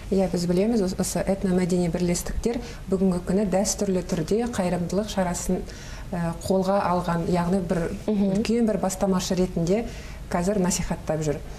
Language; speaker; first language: Kazakh; native; Kazakh